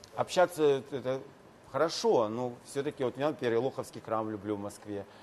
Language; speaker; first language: Russian; native; Russian